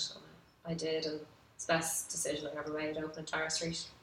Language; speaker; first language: English; native; English